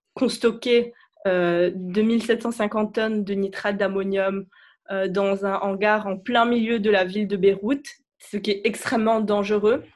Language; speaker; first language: French; native; French